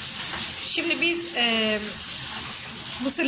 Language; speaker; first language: Turkish; native; Turkish